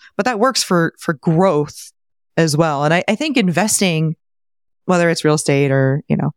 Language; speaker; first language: English; native; English